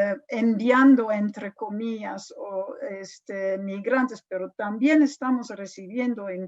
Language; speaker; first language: Spanish; non-native, fluent; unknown